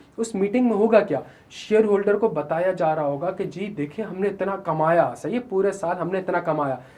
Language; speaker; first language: Urdu; native; Urdu